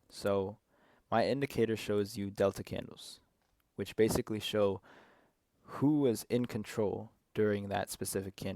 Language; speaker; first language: English; native; English